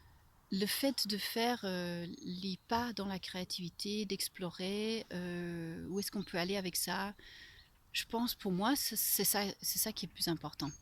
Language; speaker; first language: French; non-native, fluent; English